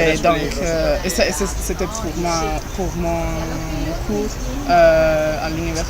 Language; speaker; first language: French; non-native, learner; Italian